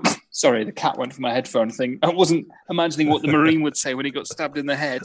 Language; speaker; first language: English; native; English